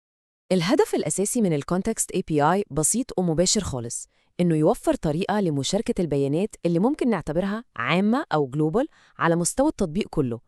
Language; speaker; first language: Arabic; native; Arabic